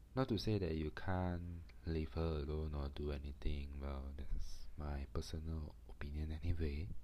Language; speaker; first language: English; non-native, local second language; Chinese